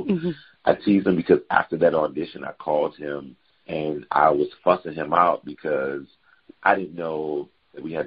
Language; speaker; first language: English; native; English